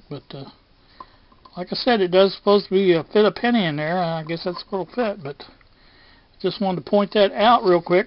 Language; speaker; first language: English; native; English